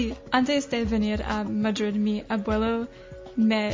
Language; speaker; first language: Spanish; non-native, learner; English